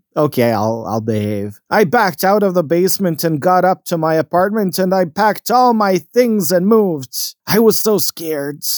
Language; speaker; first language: English; non-native, fluent; Bosnian